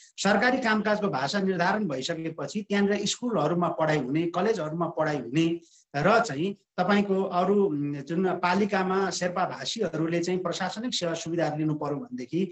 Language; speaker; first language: Nepali; non-native, local second language; Sherpa